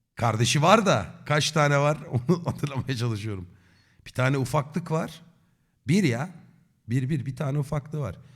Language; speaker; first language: Turkish; native; Turkish